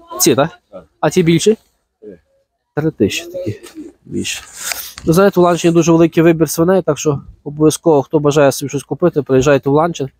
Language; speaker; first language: Ukrainian; native; Ukrainian